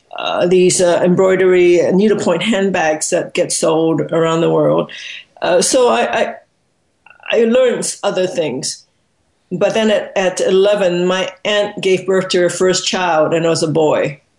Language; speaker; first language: English; non-native, local second language; Cantonese